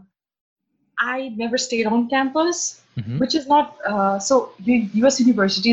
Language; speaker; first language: English; non-native, local second language; Nepali